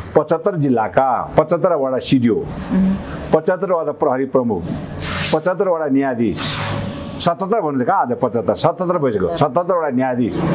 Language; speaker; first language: Nepali; non-native, local second language; Sherpa